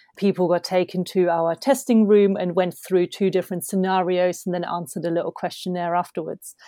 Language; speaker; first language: English; non-native, fluent; German